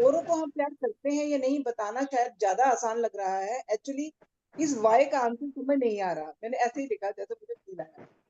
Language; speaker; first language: Hindi; native; Hindi